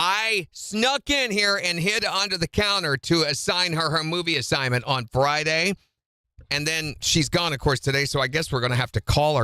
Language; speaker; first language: English; native; English